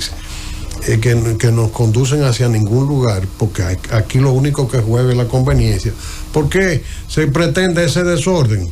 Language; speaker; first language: Spanish; native; Spanish